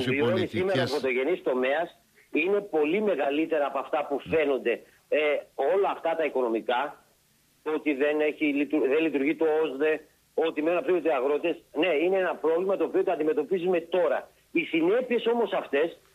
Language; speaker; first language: Greek; native; Greek